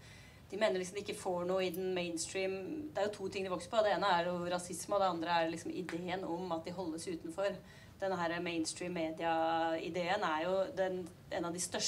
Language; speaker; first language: Norwegian; native; Norwegian